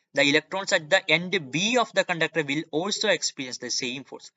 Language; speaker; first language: English; non-native, local second language; Malayalam